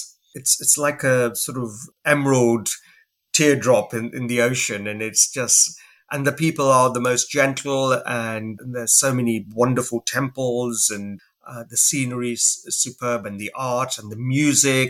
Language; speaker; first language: English; native; English